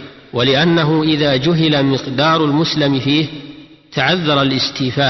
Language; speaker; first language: Arabic; native; Arabic